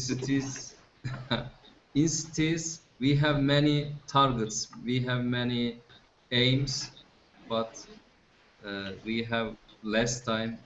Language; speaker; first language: English; non-native, fluent; Turkish